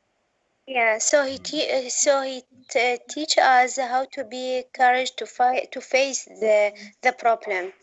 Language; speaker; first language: English; non-native, learner; Arabic